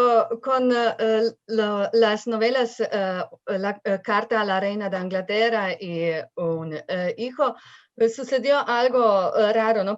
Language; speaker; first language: Spanish; non-native, fluent; Slovenian